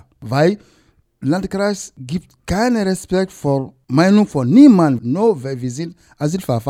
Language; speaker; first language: German; non-native, learner; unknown